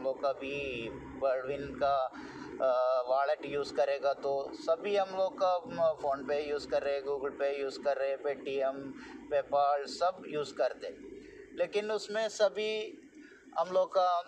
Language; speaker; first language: Hindi; non-native, local second language; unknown